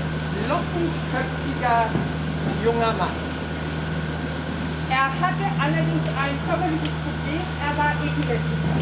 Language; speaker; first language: German; native; German